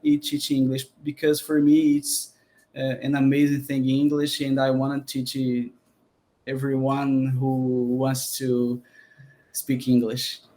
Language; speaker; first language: English; non-native, learner; Portuguese